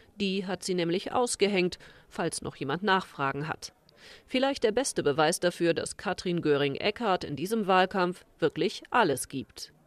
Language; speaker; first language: German; native; German